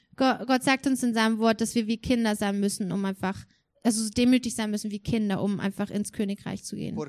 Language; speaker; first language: German; native; German